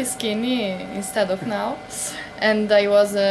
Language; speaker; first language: English; non-native, learner; Italian